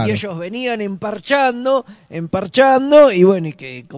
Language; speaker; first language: Spanish; native; Spanish